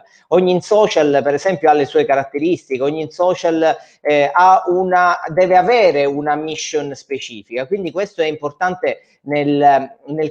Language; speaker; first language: Italian; native; Italian